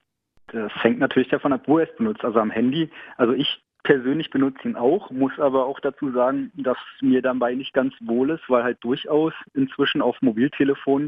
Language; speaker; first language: German; native; German